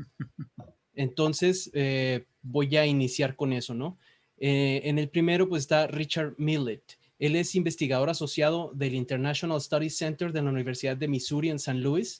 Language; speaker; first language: Spanish; native; Spanish